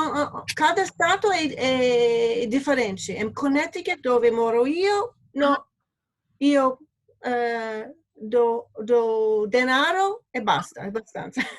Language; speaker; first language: Italian; non-native, learner; English